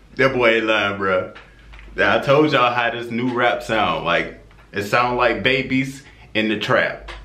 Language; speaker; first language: English; native; English